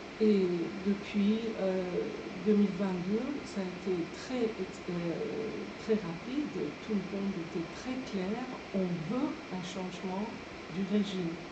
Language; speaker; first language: French; non-native, fluent; Persian